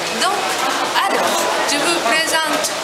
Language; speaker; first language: French; non-native, learner; Japanese